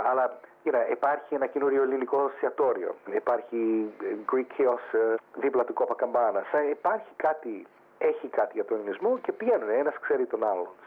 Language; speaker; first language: Greek; early bilingual, heritage; Greek